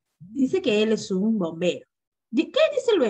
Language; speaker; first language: Spanish; native; Spanish